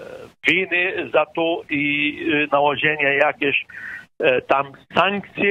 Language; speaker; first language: Polish; non-native, fluent; Arabic